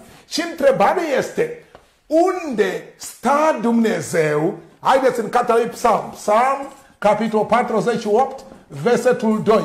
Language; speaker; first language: Romanian; non-native, learner; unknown